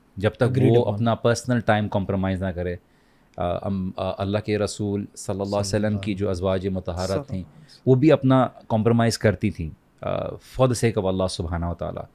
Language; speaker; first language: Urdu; native; Urdu